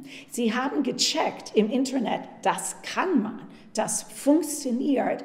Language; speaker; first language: German; non-native, fluent; English